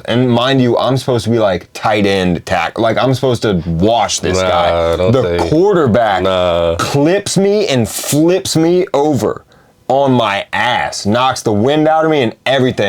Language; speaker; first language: English; native; English